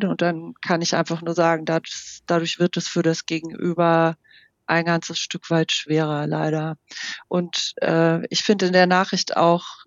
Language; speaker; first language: German; native; German